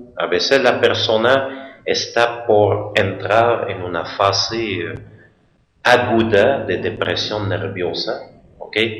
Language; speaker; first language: Spanish; non-native, fluent; French